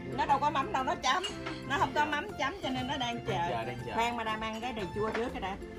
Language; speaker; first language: Vietnamese; early bilingual, heritage; Vietnamese